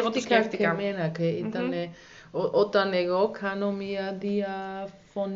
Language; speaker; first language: Greek; non-native, learner; German